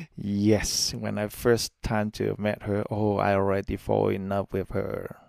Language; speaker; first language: English; non-native, local second language; Cantonese